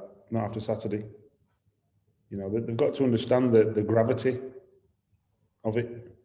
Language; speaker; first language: English; native; English